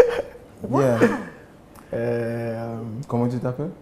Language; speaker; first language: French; non-native, learner; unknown